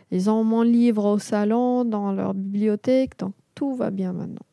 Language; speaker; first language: French; non-native, local second language; Arabic